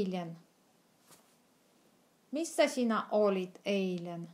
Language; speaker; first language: Finnish; non-native, fluent; Russian